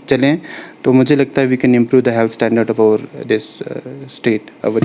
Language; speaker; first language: Hindi; non-native, local second language; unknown